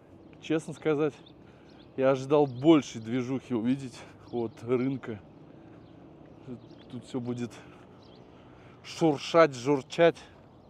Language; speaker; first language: Russian; native; Russian